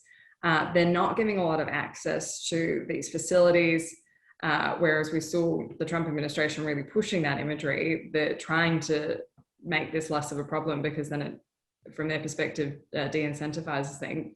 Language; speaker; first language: English; native; English